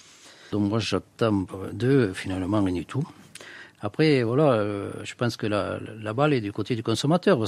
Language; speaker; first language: French; native; French